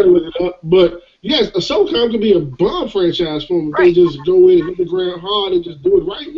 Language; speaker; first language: English; native; English